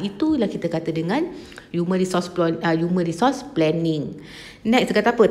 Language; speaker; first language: Malay; native; Malay